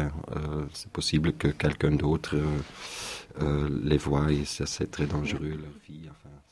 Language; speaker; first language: French; non-native, local second language; Dutch